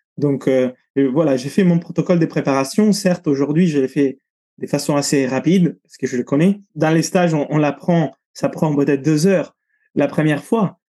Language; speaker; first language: French; non-native, fluent; Italian